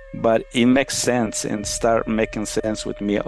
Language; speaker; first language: English; non-native, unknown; Kʼicheʼ